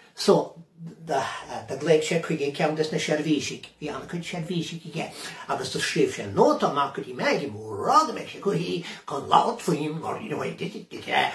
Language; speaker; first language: Irish; native; Irish